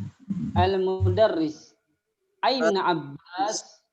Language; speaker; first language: Arabic; non-native, fluent; Indonesian